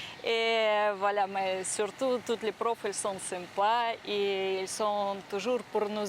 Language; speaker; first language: French; non-native, learner; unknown